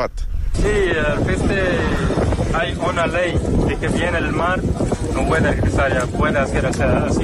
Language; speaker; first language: Spanish; non-native, learner; Arabic